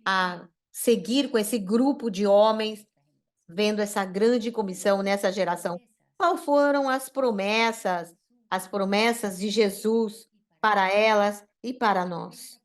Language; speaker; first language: Portuguese; non-native, fluent; Spanish